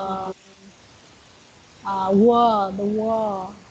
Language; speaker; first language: English; non-native, learner; Vietnamese